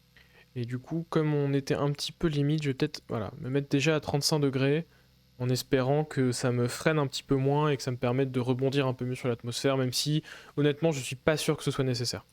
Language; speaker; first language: French; native; French